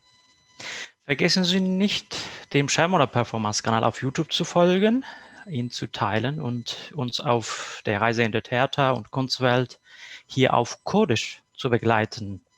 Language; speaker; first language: German; non-native, fluent; Kurdish